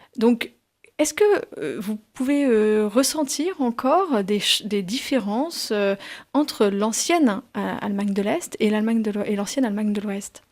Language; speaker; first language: French; native; French